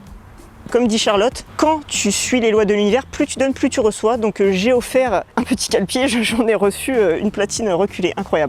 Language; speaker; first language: French; native; French